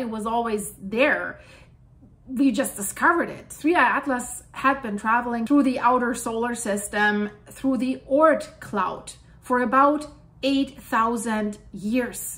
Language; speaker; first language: English; non-native, fluent; German